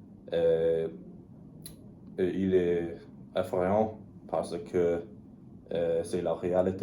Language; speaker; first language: French; non-native, learner; English